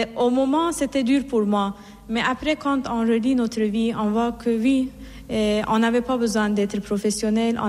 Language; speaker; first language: French; non-native, learner; Persian